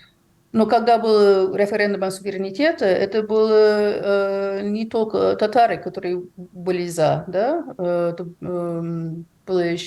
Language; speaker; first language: Russian; non-native, fluent; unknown